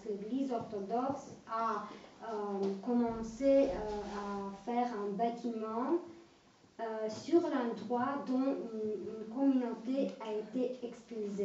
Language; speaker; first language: French; non-native, fluent; Romanian